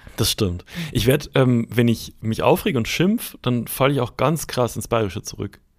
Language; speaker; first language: German; native; German